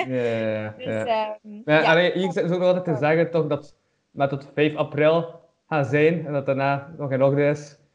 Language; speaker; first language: Dutch; native; Dutch